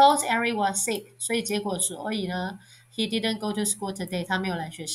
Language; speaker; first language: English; non-native, fluent; Chinese